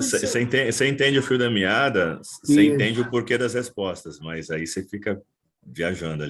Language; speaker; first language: Portuguese; native; Portuguese